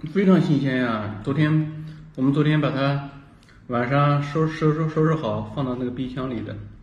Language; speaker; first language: Chinese; native; Chinese